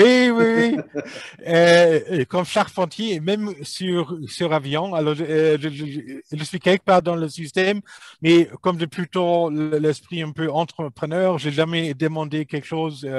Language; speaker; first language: French; non-native, fluent; German